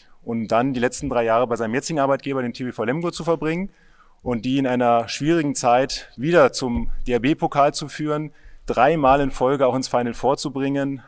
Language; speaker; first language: German; native; German